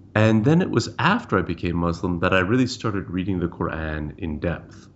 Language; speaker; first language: English; native; English